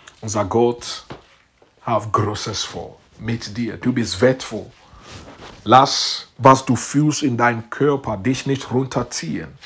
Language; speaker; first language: German; non-native, learner; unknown